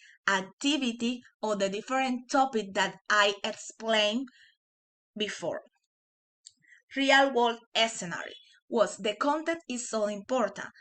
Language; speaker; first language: English; non-native, learner; Spanish